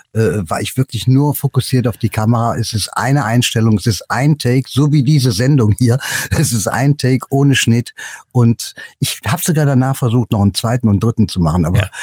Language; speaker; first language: German; native; German